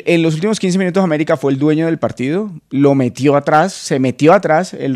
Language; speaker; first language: Spanish; native; Spanish